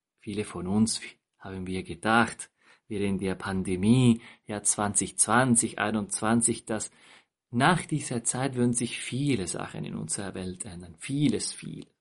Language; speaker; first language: German; non-native, fluent; Spanish